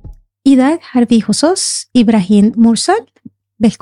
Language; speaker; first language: Swedish; non-native, fluent; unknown